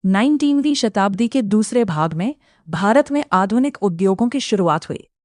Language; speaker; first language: Hindi; native; Hindi